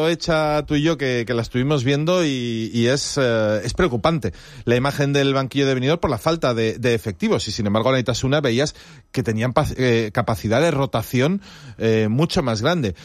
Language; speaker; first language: Spanish; native; Spanish